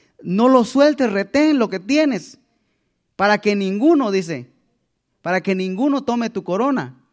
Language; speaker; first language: Spanish; native; Spanish